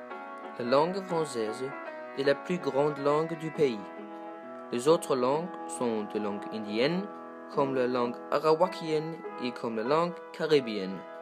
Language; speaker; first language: French; non-native, learner; Danish